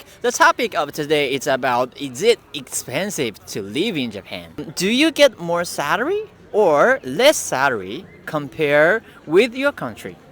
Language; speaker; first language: English; non-native, fluent; Japanese